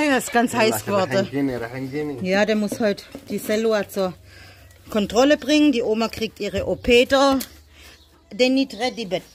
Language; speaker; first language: German; native; German